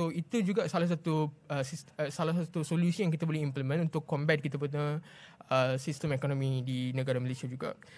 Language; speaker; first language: Malay; non-native, local second language; Tamil